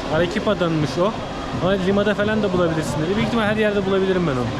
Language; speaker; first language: Turkish; native; Turkish